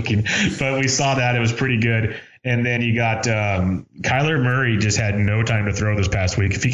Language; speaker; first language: English; native; English